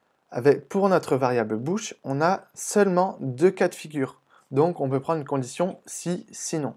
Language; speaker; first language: French; native; French